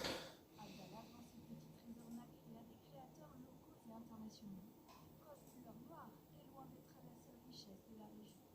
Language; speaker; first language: French; native; French